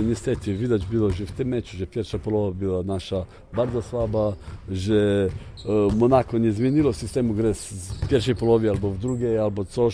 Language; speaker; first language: Polish; non-native, fluent; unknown